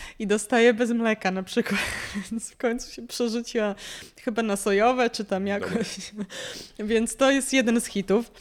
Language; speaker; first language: Polish; native; Polish